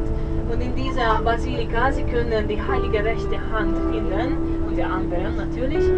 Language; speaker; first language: German; non-native, fluent; Hungarian